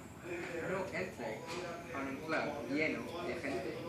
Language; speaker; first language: Spanish; non-native, learner; English